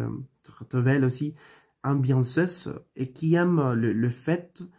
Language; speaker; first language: French; non-native, learner; Spanish